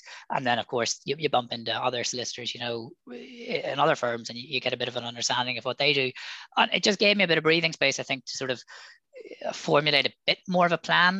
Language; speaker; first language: English; native; English